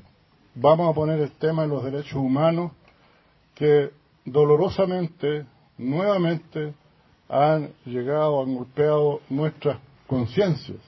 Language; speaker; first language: Spanish; native; Spanish